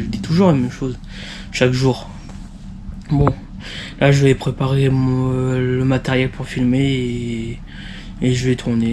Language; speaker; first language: French; native; French